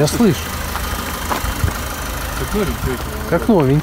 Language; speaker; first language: Russian; native; Russian